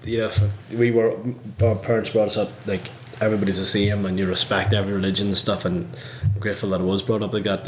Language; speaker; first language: English; native; English